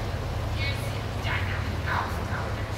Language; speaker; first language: German; non-native, learner; English